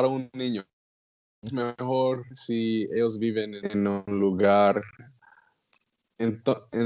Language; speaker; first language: Spanish; non-native, learner; English